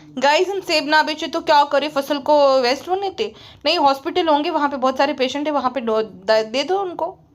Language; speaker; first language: Hindi; native; Hindi